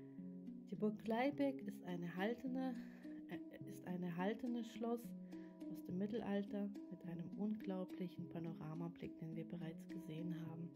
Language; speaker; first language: German; native; German